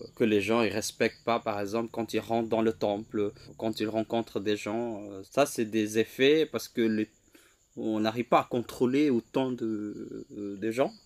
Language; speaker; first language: French; non-native, fluent; Indonesian